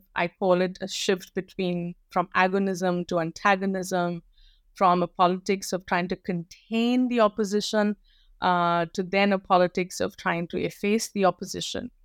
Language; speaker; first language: English; non-native, local second language; Hindi